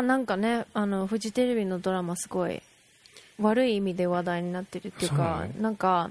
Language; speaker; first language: Japanese; native; Japanese